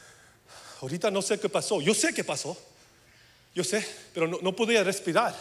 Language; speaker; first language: Spanish; early bilingual, heritage; English